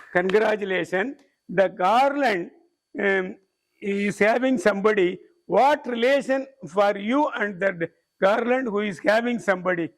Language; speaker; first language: English; non-native, local second language; Tamil